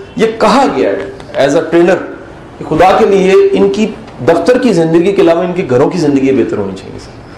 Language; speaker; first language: Urdu; non-native, local second language; Punjabi